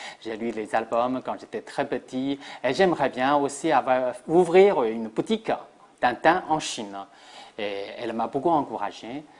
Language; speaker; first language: French; non-native, fluent; Chinese